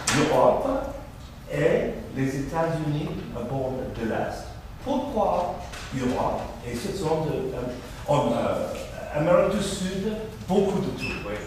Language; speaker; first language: French; non-native, learner; English